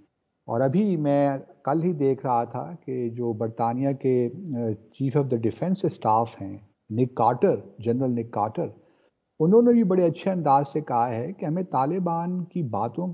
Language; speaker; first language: Urdu; native; Urdu